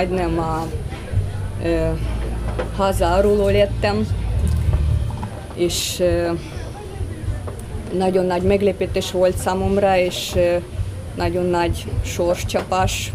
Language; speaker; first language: Hungarian; non-native, fluent; Russian